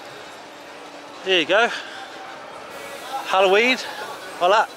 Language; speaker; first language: English; native; English